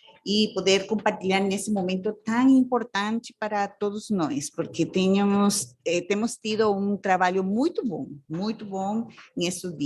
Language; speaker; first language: Portuguese; non-native, fluent; Spanish